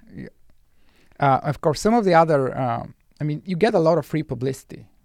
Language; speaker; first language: English; non-native, fluent; Bulgarian